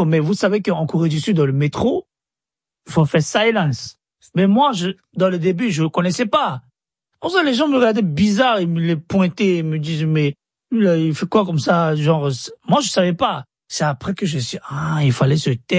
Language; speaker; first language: French; non-native, local second language; Korean